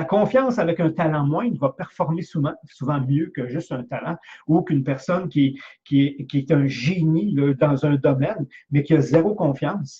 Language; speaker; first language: French; native; French